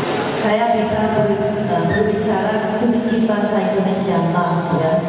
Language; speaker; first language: Indonesian; non-native, learner; Korean